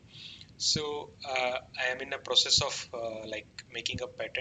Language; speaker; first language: English; non-native, local second language; Kannada